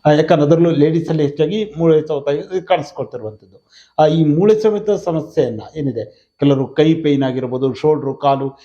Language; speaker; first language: Kannada; native; Kannada